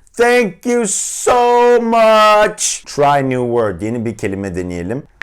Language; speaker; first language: Turkish; native; Turkish